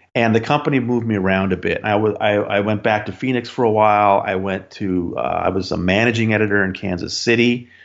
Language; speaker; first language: English; native; English